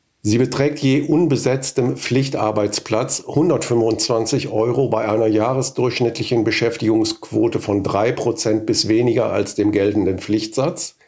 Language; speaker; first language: German; native; German